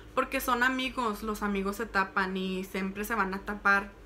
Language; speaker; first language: Spanish; early bilingual, heritage; Spanish